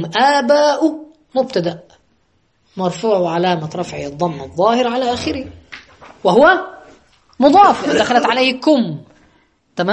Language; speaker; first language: Arabic; native; Arabic